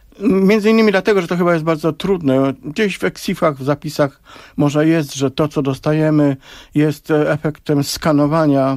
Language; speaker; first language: Polish; native; Polish